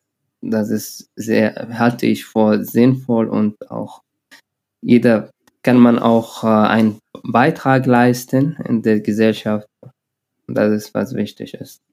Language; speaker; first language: German; non-native, learner; Arabic